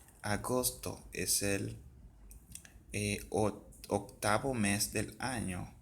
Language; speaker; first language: Spanish; non-native, fluent; Haitian Creole